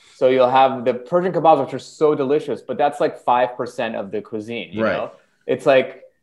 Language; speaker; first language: English; early bilingual, other home language; Persian